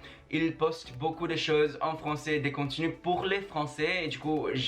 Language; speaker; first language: French; non-native, fluent; Chinese